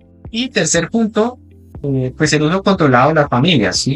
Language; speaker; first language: Spanish; native; Spanish